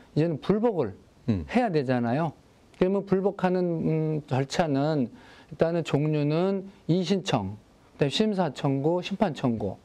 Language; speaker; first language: Korean; native; Korean